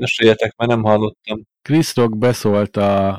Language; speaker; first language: Hungarian; native; Hungarian